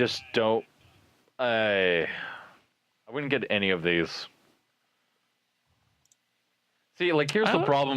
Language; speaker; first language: English; native; English